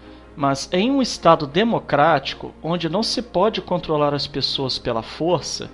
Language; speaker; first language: Portuguese; native; Portuguese